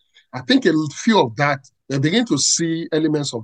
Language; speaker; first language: English; non-native, local second language; Yoruba